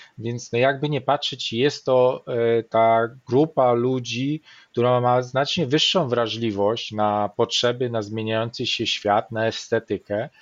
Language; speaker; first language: Polish; native; Polish